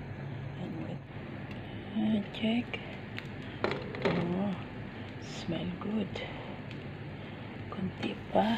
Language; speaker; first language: English; non-native, learner; Filipino